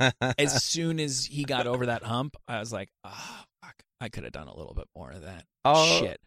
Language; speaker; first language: English; native; English